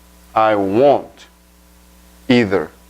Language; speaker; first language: English; non-native, fluent; Spanish